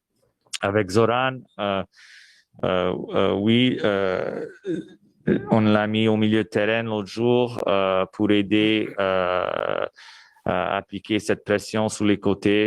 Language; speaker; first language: French; non-native, local second language; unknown